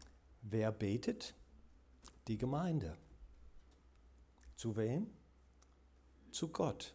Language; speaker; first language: German; non-native, fluent; English